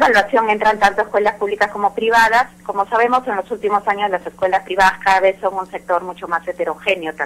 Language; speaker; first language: Spanish; native; Spanish